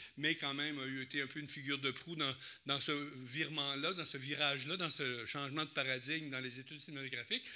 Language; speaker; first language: French; native; French